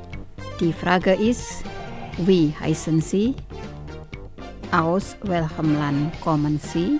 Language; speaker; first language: German; non-native, fluent; Indonesian